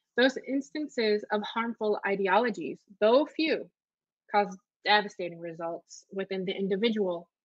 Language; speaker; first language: English; early bilingual, other home language; Spanish